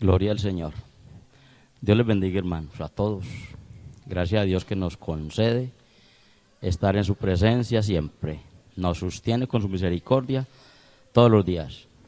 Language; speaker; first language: Spanish; native; Spanish